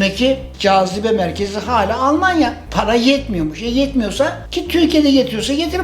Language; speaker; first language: Turkish; native; Turkish